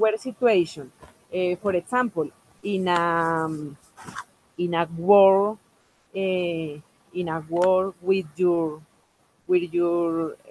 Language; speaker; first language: English; non-native, local second language; Spanish